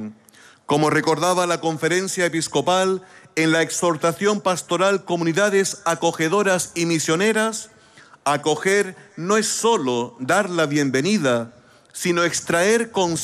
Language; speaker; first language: Spanish; native; Spanish